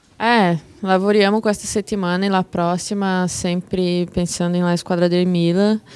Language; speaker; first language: Italian; non-native, fluent; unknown